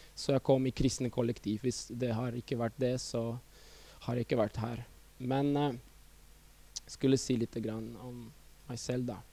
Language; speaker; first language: Norwegian; non-native, fluent; Estonian